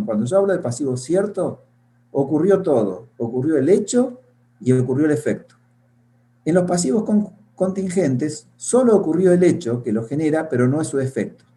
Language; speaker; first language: Spanish; native; Spanish